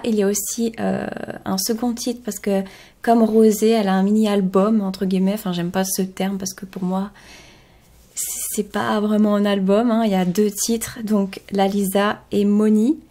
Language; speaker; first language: French; native; French